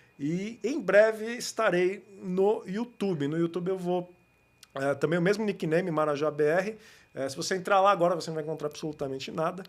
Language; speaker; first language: Portuguese; native; Portuguese